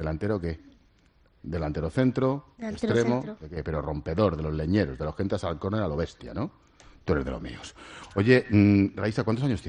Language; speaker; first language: Spanish; native; Spanish